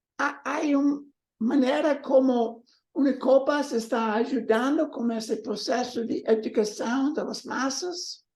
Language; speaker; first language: Spanish; non-native, learner; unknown